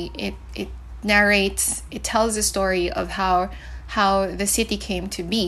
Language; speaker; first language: English; non-native, local second language; Cebuano